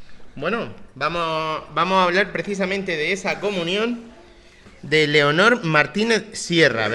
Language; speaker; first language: Spanish; native; Spanish